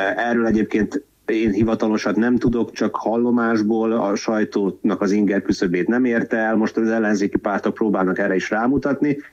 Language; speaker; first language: Hungarian; native; Hungarian